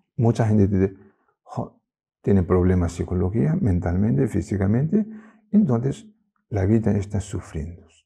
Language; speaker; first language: Spanish; non-native, learner; Tibetan